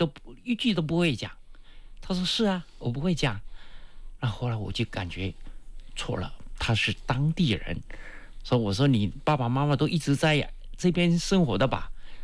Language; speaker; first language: Chinese; non-native, local second language; Min Nan Chinese